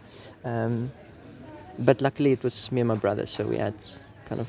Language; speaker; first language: English; non-native, local second language; Afrikaans